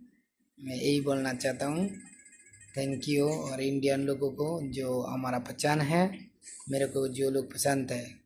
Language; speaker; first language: Hindi; non-native, learner; Bangla